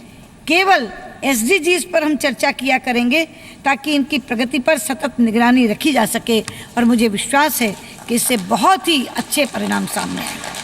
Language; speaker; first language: Hindi; native; Hindi